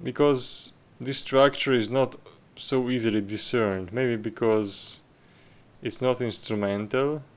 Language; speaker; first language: English; non-native, fluent; Slovenian